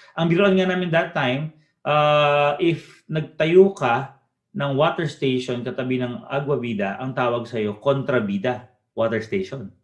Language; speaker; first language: Filipino; native; Filipino